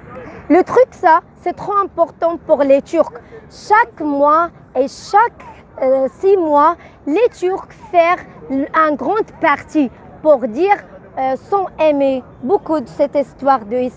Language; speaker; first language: French; non-native, learner; Arabic